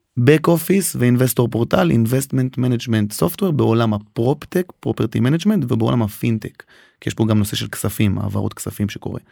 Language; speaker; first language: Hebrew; native; Hebrew